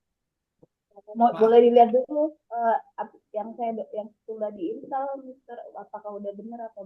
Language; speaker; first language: Indonesian; native; Indonesian